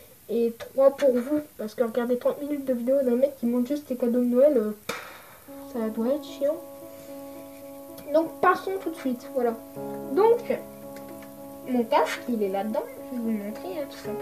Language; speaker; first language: French; native; French